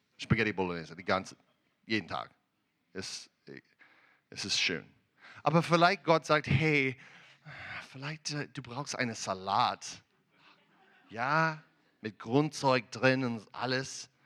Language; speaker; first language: German; non-native, learner; English